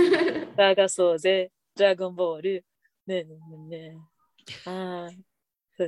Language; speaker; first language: Japanese; non-native, fluent; English